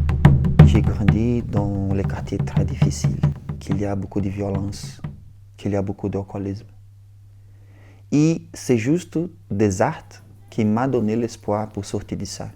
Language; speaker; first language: French; non-native, learner; Portuguese